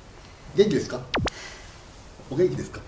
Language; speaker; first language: Japanese; native; Japanese